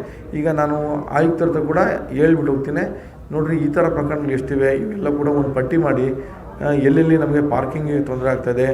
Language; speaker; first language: Kannada; native; Kannada